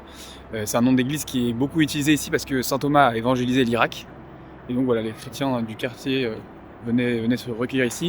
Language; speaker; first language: French; native; French